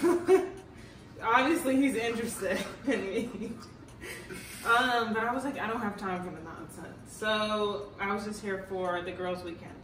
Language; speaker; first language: English; native; English